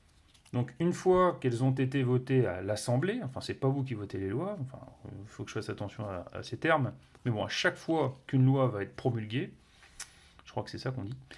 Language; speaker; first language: French; native; French